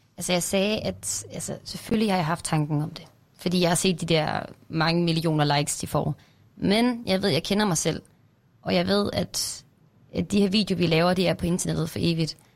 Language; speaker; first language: Danish; native; Danish